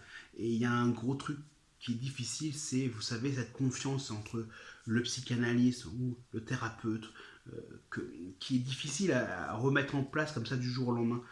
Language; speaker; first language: French; native; French